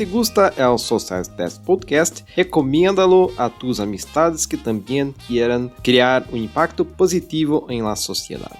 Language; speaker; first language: Portuguese; non-native, learner; Spanish